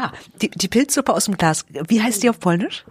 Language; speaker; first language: German; native; German